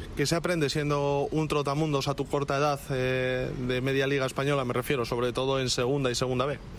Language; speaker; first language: Spanish; native; Spanish